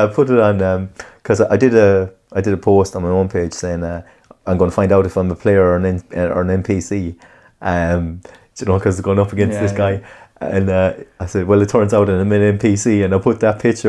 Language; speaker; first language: English; native; English